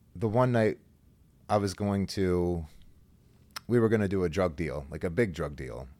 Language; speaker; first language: English; native; English